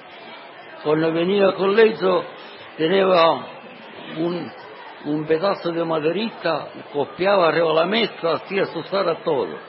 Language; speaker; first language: Italian; non-native, learner; Sicilian